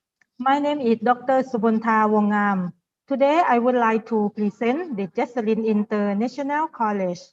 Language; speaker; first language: English; non-native, learner; Thai